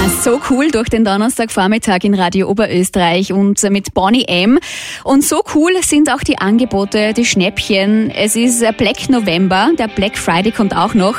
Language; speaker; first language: German; native; German